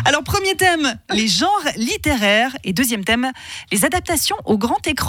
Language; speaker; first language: French; native; French